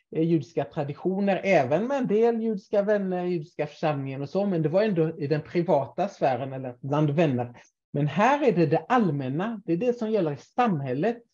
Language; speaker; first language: Swedish; native; Swedish